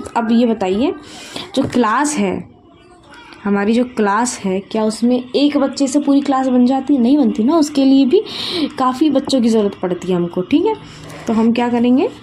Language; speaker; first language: Hindi; native; Hindi